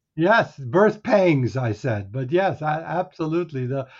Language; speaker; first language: English; early bilingual, other home language; Hungarian